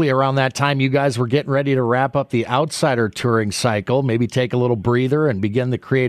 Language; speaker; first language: English; native; English